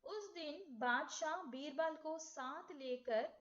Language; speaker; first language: Hindi; non-native, local second language; Tamil